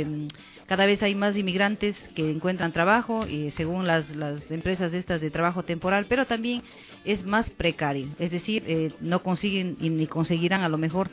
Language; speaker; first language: Spanish; native; Spanish